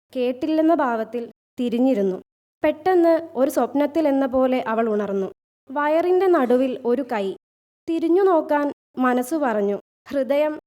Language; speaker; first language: Malayalam; native; Malayalam